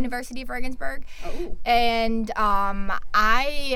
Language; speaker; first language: English; non-native, fluent; German